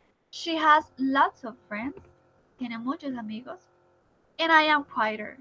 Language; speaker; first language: English; non-native, fluent; Spanish